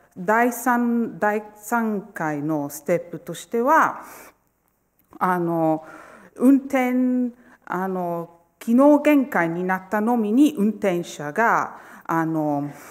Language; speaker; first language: Japanese; non-native, fluent; Italian